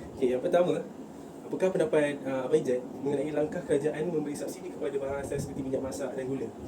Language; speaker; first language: Malay; native; Malay